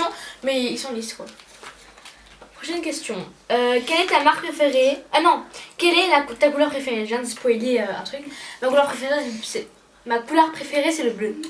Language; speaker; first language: French; native; French